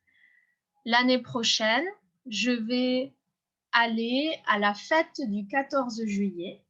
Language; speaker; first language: French; non-native, fluent; English